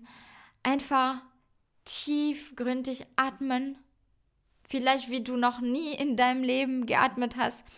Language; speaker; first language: German; non-native, fluent; French